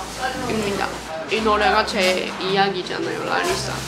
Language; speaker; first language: Korean; non-native, fluent; Thai